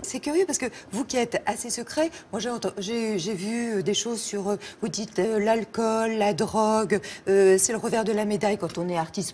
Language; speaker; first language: French; native; French